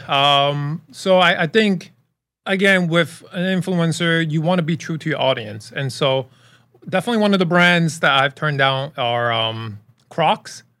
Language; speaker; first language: English; early bilingual, other home language; Cantonese